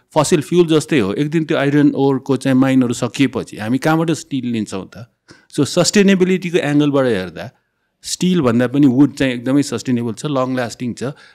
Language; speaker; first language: Nepali; non-native, local second language; Newari